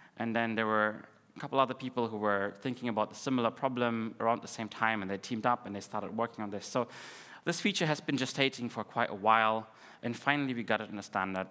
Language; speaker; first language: English; non-native, fluent; Russian